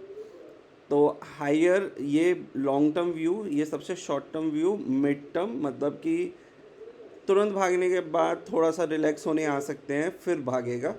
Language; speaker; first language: Hindi; native; Hindi